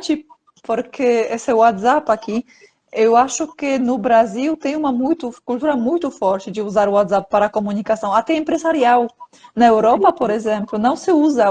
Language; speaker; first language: Portuguese; non-native, fluent; Polish